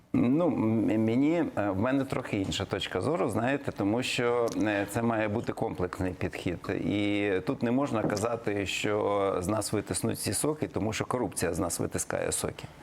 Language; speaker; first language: Ukrainian; native; Ukrainian